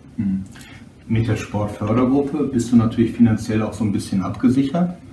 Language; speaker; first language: German; native; German